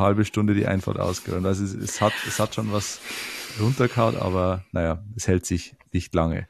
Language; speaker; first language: German; native; German